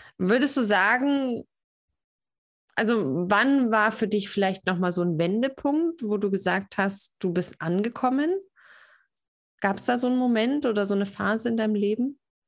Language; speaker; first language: German; native; German